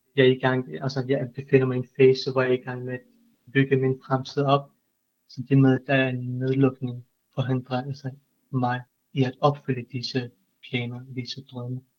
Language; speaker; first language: Danish; non-native, fluent; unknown